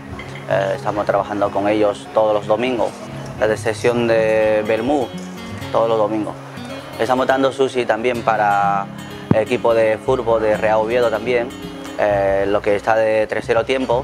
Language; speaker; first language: Spanish; non-native, learner; Chinese